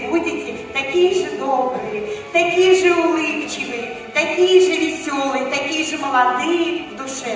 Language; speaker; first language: Russian; native; Russian